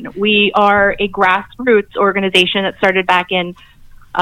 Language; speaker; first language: English; native; English